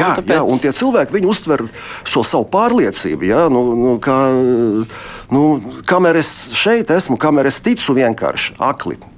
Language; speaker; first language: Latvian; non-native, local second language; Russian